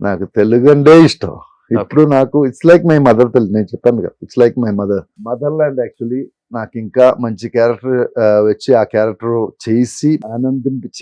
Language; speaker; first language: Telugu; non-native, fluent; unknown